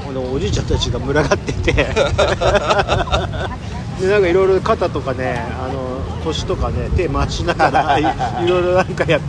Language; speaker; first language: Japanese; native; Japanese